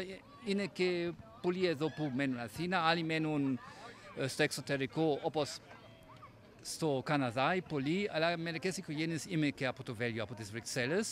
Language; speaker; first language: Greek; non-native, fluent; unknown